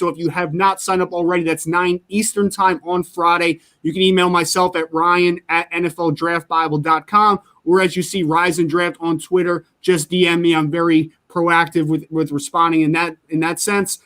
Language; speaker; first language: English; native; English